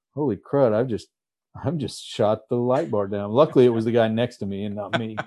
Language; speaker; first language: English; native; English